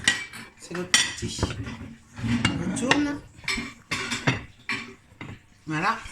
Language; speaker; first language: French; native; French